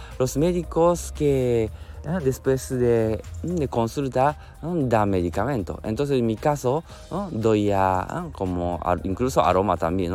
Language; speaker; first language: Spanish; non-native, learner; Japanese